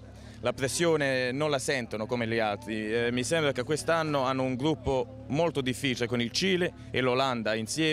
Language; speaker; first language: Italian; early bilingual, heritage; Italian